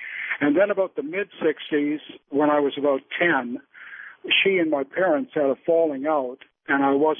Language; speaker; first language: English; native; English